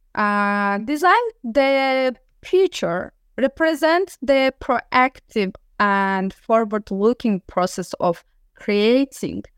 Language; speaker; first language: English; non-native, learner; Azerbaijani